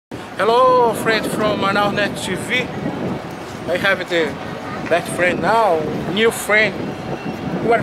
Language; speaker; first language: English; non-native, learner; Portuguese